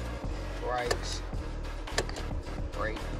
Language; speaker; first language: English; native; English